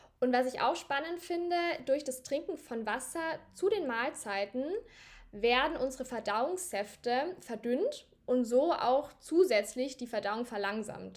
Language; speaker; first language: German; native; German